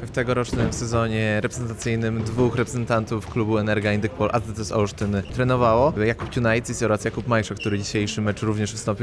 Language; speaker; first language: Polish; native; Polish